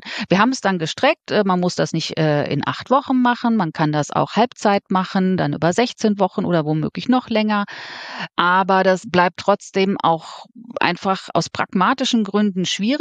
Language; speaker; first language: German; native; German